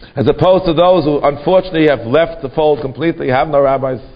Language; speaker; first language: English; native; English